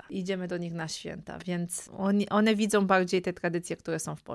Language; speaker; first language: Polish; non-native, fluent; Romanian